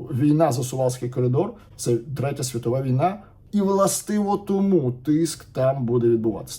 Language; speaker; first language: Ukrainian; native; Ukrainian